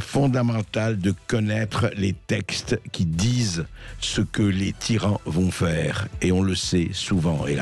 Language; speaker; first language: French; native; French